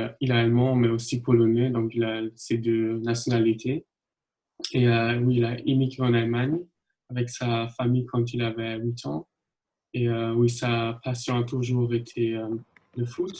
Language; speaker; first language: French; non-native, fluent; German